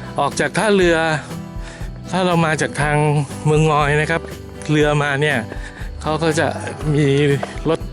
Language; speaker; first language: Thai; native; Thai